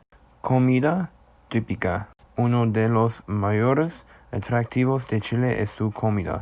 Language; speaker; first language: Spanish; non-native, learner; English